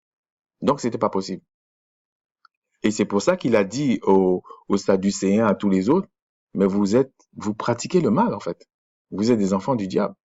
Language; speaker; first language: French; native; French